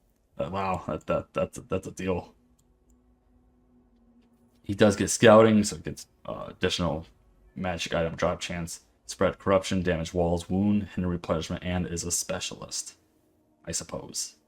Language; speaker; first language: English; native; English